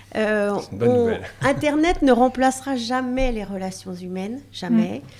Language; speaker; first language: French; native; French